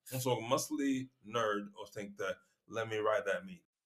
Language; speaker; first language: Swedish; native; Swedish